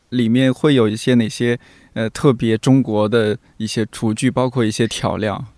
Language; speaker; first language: Chinese; native; Chinese